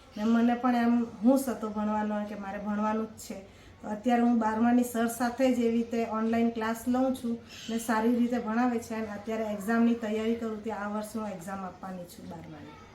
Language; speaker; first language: Gujarati; non-native, local second language; Hindi